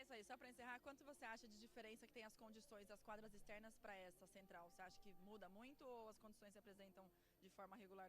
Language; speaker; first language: Portuguese; native; Portuguese